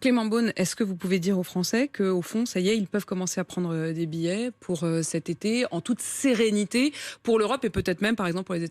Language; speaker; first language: French; native; French